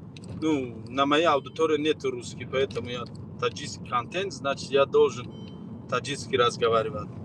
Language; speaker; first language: Russian; non-native, learner; Tajik